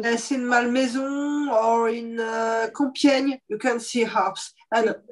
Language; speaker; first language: English; non-native, fluent; French